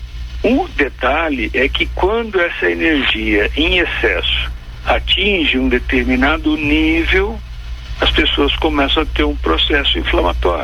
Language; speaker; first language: Portuguese; native; Portuguese